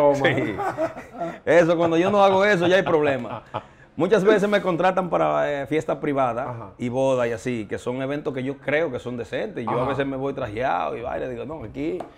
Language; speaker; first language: Spanish; native; Spanish